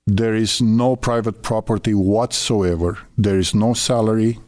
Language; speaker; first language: English; non-native, fluent; Romanian